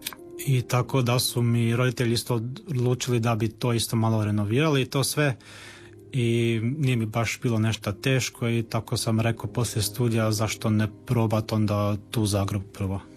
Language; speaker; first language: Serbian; early bilingual, heritage; Croatian